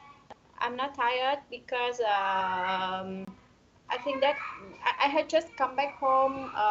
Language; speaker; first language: English; non-native, learner; Vietnamese